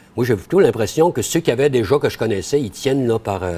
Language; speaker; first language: French; native; French